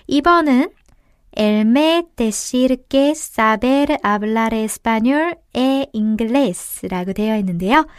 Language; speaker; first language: Spanish; non-native, fluent; Korean